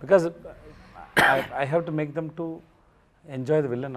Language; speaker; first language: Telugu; non-native, learner; Tamil